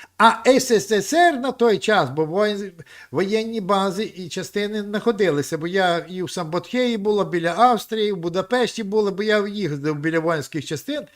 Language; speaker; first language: Ukrainian; native; Ukrainian